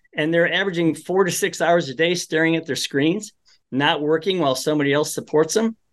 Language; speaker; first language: English; early bilingual, other home language; Polish